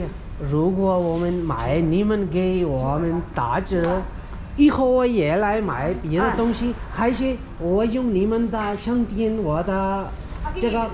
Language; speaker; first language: Chinese; non-native, learner; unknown